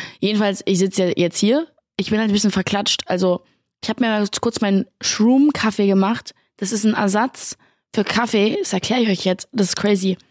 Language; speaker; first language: German; native; German